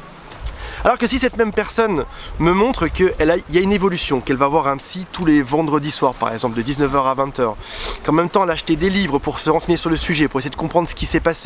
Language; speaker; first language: French; native; French